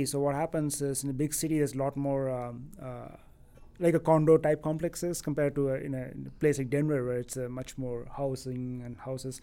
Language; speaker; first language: English; non-native, local second language; Tamil